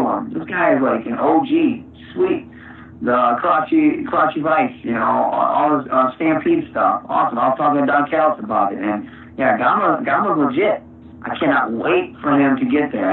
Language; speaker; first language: English; native; English